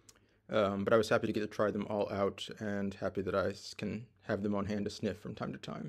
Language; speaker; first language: English; native; English